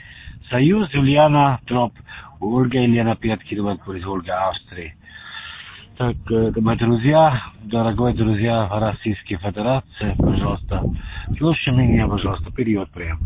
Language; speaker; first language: Russian; non-native, learner; German